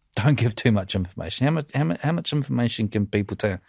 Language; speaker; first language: English; native; English